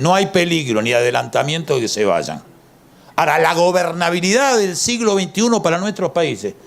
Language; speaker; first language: Spanish; native; Spanish